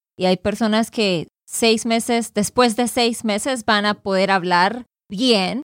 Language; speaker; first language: Spanish; native; Spanish